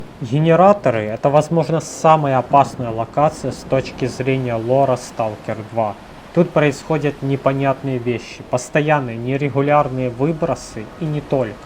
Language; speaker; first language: Russian; native; Russian